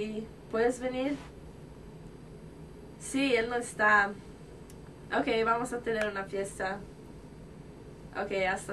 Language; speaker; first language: Spanish; non-native, learner; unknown